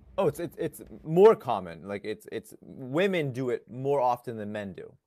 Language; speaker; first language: English; non-native, fluent; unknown